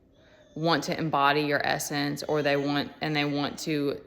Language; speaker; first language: English; native; English